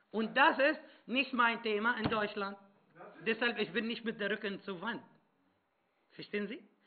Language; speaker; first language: German; non-native, fluent; Arabic